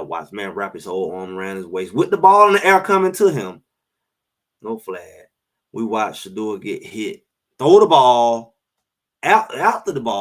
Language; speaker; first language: English; native; English